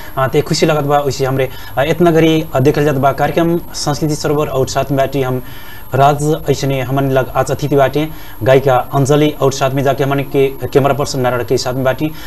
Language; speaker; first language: Bhojpuri; non-native, local second language; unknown